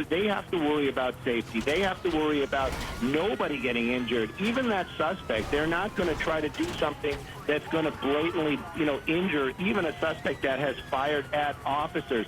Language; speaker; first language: English; native; English